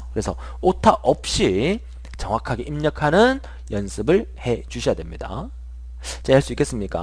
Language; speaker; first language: Korean; native; Korean